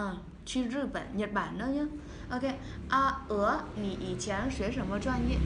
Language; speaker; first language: Chinese; non-native, fluent; Vietnamese